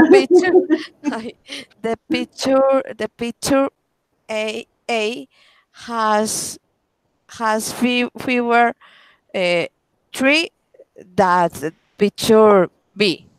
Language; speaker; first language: English; non-native, learner; Spanish